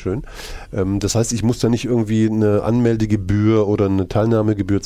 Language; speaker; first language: German; native; German